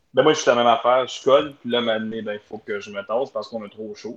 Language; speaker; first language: French; native; French